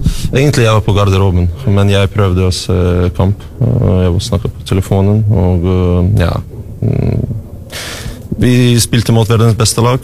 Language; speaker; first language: Norwegian; non-native, learner; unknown